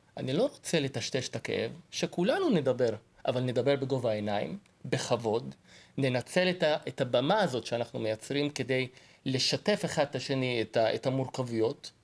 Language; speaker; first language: Hebrew; non-native, local second language; Arabic